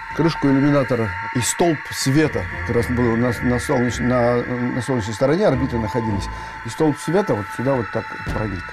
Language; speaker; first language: Russian; native; Russian